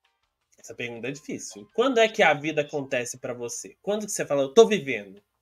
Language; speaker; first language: Portuguese; native; Portuguese